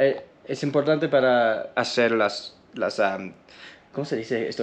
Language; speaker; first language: Spanish; non-native, learner; English